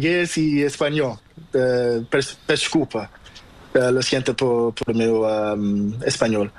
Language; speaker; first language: Spanish; non-native, learner; Portuguese